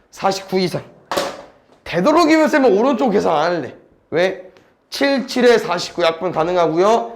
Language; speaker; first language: Korean; native; Korean